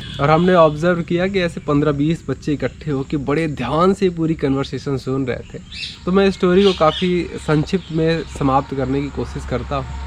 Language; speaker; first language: Hindi; native; Hindi